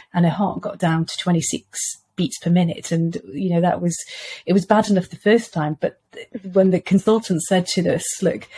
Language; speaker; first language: English; native; English